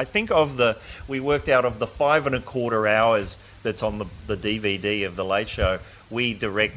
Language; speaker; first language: English; native; English